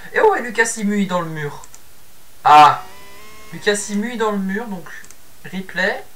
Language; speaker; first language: French; native; French